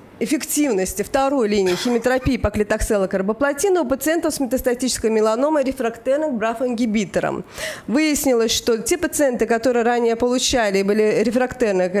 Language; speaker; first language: Russian; native; Russian